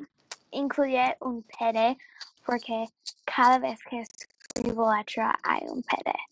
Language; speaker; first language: Spanish; non-native, learner; English